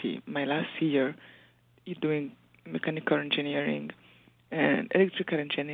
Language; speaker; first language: English; non-native, local second language; Kinyarwanda